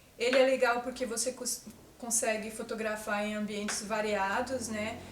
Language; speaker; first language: Portuguese; non-native, fluent; French